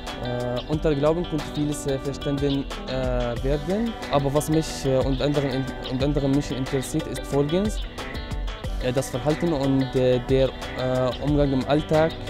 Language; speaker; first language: German; non-native, learner; Arabic